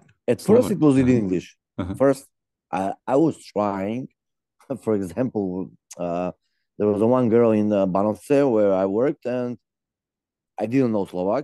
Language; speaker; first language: English; non-native, fluent; Macedonian